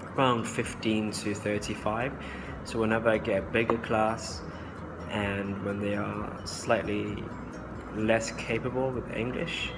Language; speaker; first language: English; non-native, local second language; Cantonese